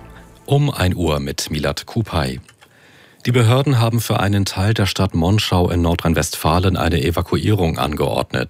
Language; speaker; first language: German; native; German